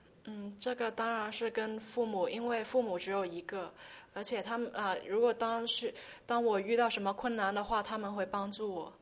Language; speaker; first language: Chinese; early bilingual, heritage; Chinese